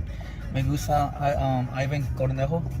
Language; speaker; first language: Spanish; early bilingual, heritage; English